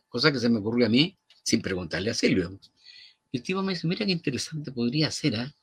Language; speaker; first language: Spanish; native; Spanish